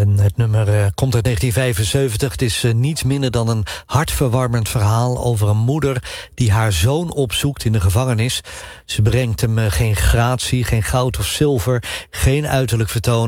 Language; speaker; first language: Dutch; native; Dutch